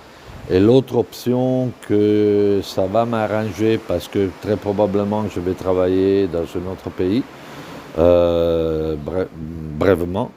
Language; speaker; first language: French; non-native, fluent; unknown